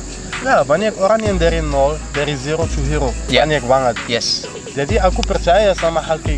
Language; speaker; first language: Indonesian; non-native, fluent; Arabic